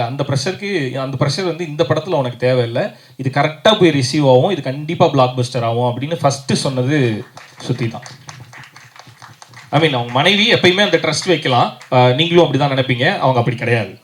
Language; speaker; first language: Tamil; native; Tamil